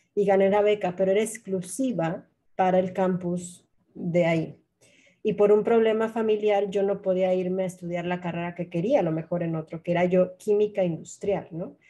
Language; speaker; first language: Spanish; native; Spanish